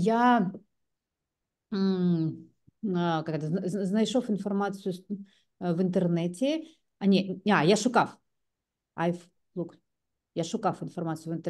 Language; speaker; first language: Ukrainian; non-native, local second language; Russian